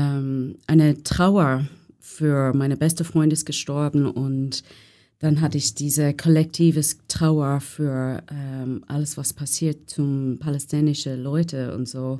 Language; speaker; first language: German; non-native, fluent; English